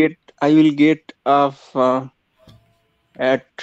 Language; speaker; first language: English; non-native, learner; Bangla